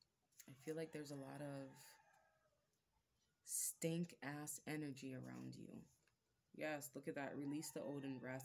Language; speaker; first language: English; native; English